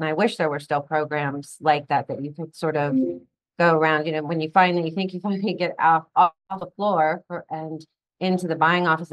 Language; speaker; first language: English; native; English